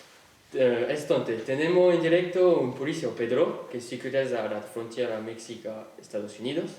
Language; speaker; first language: Spanish; non-native, learner; French